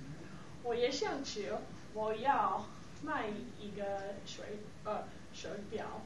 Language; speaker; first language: Chinese; non-native, learner; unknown